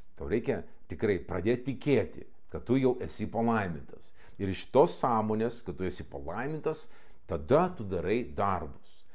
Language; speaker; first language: Lithuanian; non-native, local second language; Russian